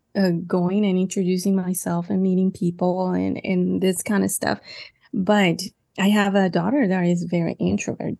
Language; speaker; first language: English; non-native, fluent; Spanish